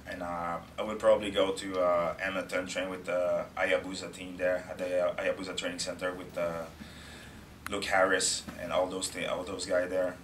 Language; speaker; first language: English; non-native, fluent; French